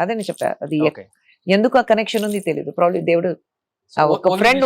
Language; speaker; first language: Telugu; non-native, fluent; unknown